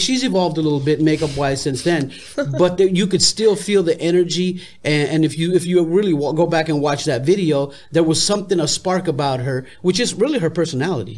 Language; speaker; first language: English; native; English